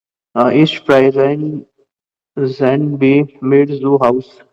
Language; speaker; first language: German; non-native, learner; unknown